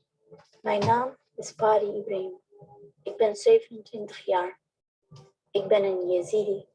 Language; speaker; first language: Dutch; early bilingual, other home language; Kurdish